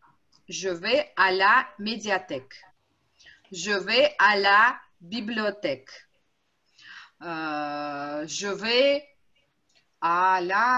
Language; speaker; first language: French; non-native, fluent; Russian